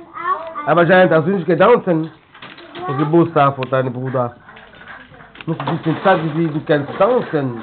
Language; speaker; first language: German; non-native, learner; Lingala